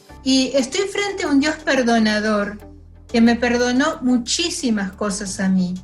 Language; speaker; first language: Spanish; native; Spanish